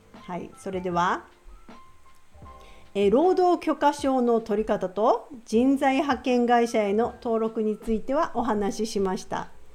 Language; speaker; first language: Japanese; native; Japanese